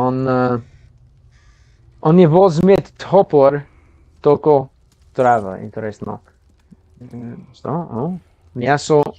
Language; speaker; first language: Russian; non-native, learner; English